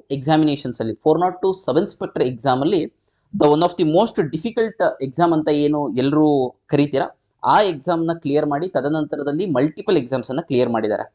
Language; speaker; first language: Kannada; native; Kannada